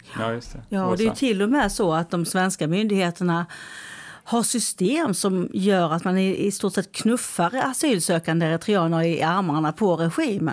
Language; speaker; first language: Swedish; native; Swedish